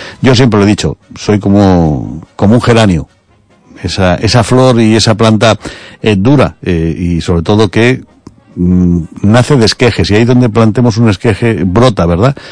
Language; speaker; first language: Spanish; native; Spanish